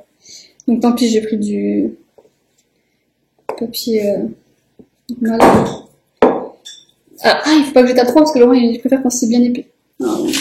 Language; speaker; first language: French; native; French